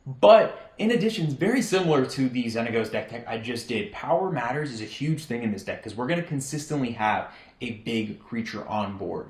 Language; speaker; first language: English; native; English